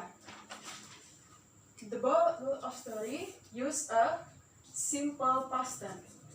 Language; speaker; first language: English; non-native, learner; Indonesian